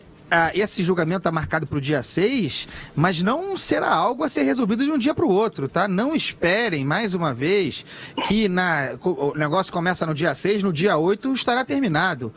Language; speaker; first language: Portuguese; native; Portuguese